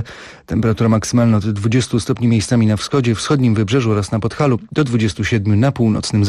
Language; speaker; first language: Polish; native; Polish